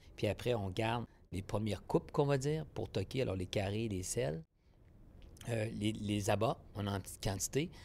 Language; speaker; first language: French; native; French